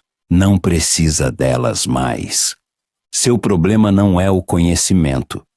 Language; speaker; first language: Portuguese; non-native, fluent; Polish